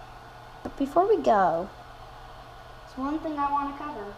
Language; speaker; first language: English; native; English